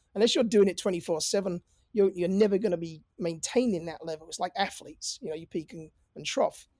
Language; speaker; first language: English; native; English